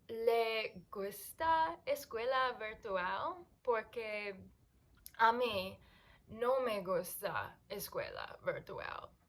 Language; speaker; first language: Spanish; non-native, learner; English